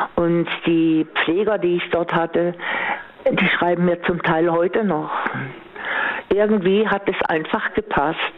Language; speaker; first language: German; native; German